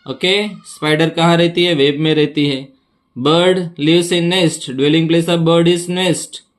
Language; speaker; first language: Hindi; non-native, local second language; Marathi